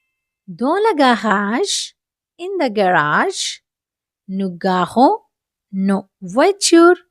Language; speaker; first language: French; non-native, fluent; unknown